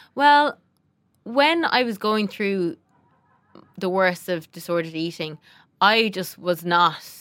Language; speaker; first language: English; native; English